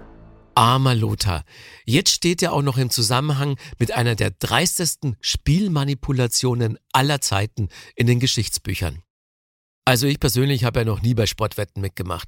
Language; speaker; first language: German; native; German